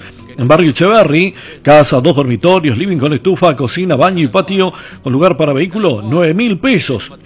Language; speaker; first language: Spanish; native; Spanish